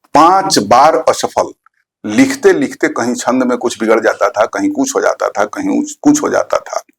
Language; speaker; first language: Hindi; non-native, local second language; Bhojpuri